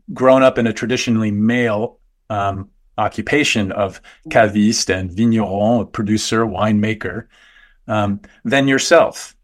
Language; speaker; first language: English; native; English